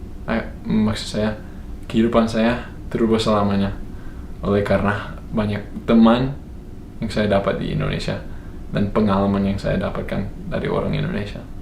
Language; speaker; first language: Indonesian; non-native, fluent; English